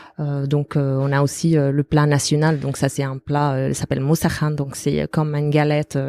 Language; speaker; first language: French; non-native, fluent; Arabic